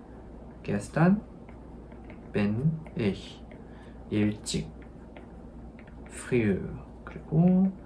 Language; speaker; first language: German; non-native, fluent; Korean